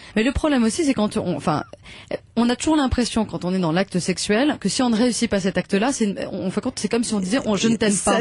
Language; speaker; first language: French; native; French